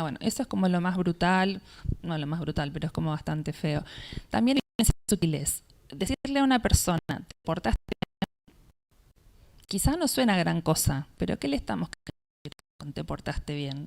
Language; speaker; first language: Spanish; native; Spanish